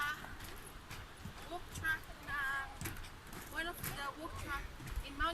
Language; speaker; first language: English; non-native, local second language; Filipino